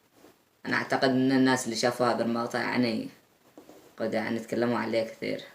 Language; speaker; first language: Arabic; native; Arabic